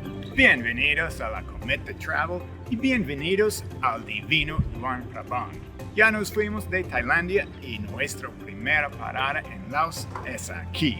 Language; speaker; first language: Spanish; non-native, fluent; English